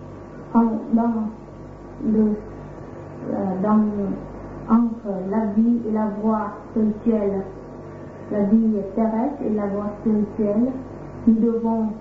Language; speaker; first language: French; non-native, fluent; Vietnamese